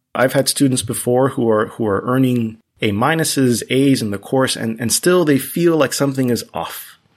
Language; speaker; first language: English; early bilingual, other home language; Spanish